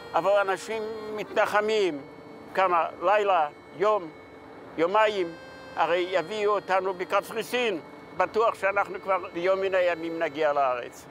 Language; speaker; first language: Hebrew; non-native, fluent; Yiddish